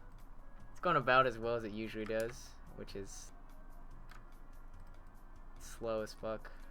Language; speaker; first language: English; native; English